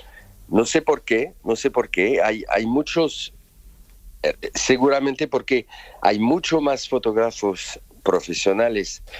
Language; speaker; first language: Spanish; non-native, fluent; French